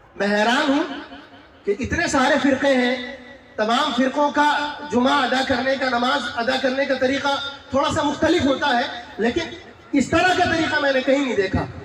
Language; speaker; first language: Urdu; native; Urdu